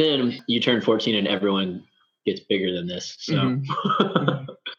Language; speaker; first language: English; native; English